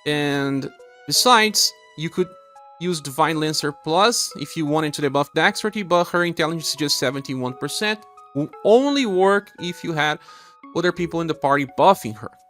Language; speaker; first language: English; non-native, fluent; Portuguese